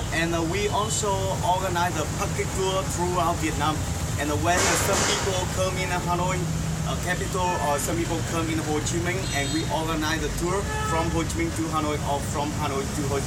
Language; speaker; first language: English; non-native, learner; Vietnamese